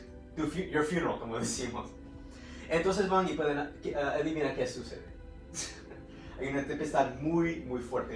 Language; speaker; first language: Spanish; early bilingual, heritage; Spanish